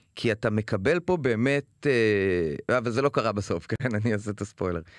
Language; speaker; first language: Hebrew; native; Hebrew